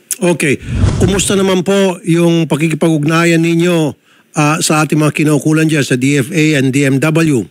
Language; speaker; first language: Filipino; native; Filipino